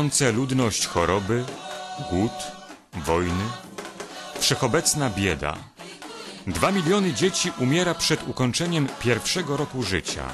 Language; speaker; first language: Polish; native; Polish